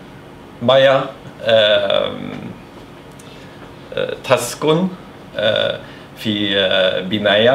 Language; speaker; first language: Arabic; non-native, learner; Norwegian